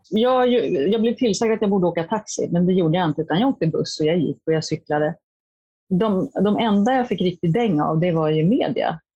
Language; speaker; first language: Swedish; native; Swedish